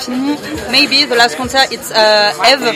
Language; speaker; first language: English; non-native, learner; French